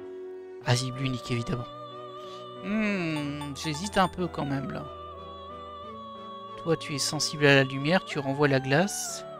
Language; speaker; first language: French; native; French